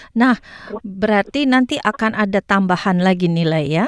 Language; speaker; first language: Indonesian; native; Indonesian